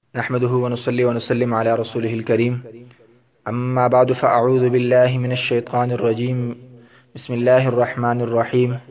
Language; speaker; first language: Urdu; native; Urdu